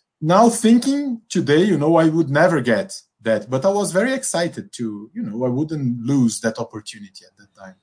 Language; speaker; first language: English; non-native, fluent; Portuguese